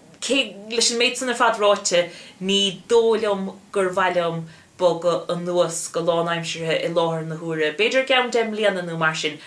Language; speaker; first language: Irish; native; Irish